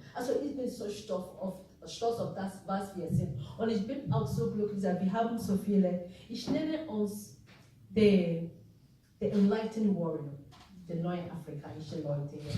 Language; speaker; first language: German; non-native, fluent; Igbo